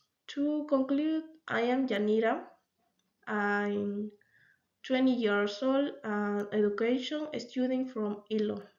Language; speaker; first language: English; non-native, learner; Spanish